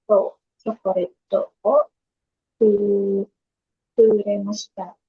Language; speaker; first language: Japanese; non-native, learner; Indonesian